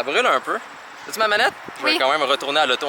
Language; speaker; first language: French; native; French